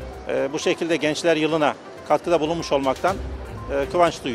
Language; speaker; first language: Turkish; native; Turkish